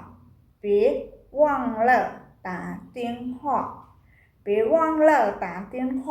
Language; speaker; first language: Chinese; non-native, fluent; Khmer